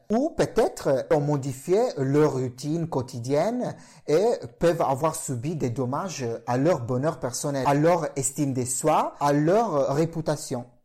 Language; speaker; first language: French; non-native, fluent; Italian